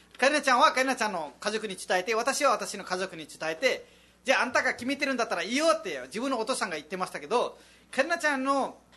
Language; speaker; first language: Japanese; non-native, fluent; Nepali